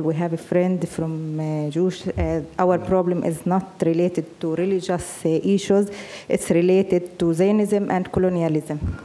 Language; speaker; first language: English; non-native, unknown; Arabic